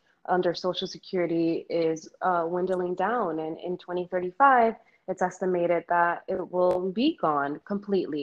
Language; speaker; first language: English; early bilingual, other home language; Spanish